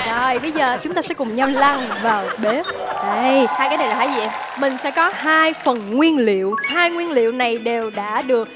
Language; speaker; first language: Vietnamese; native; Vietnamese